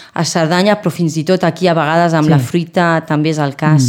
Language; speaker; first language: Catalan; non-native, local second language; Spanish